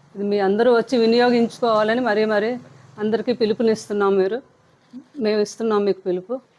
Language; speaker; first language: Telugu; native; Telugu